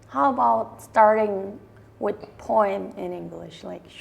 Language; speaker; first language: English; non-native, fluent; Korean